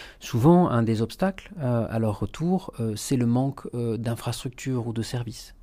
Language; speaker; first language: French; native; French